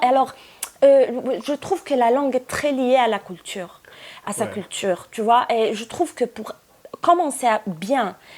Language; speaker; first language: French; non-native, local second language; Arabic